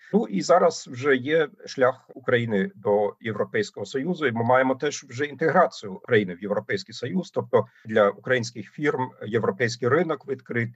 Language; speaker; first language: Ukrainian; non-native, fluent; German